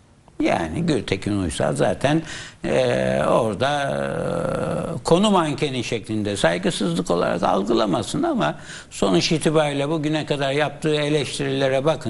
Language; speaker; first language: Turkish; native; Turkish